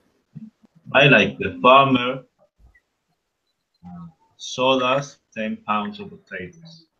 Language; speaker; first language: English; non-native, fluent; Spanish